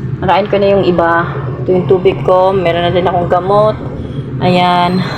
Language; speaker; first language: Filipino; native; Filipino